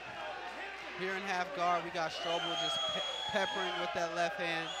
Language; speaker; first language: English; native; English